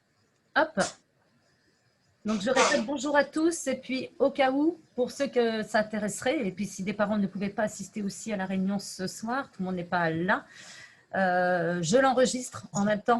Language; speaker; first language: French; native; French